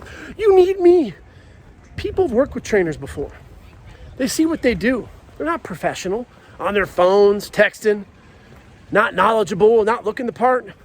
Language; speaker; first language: English; native; English